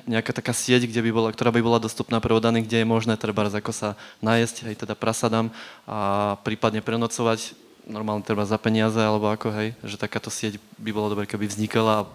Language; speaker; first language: Slovak; native; Slovak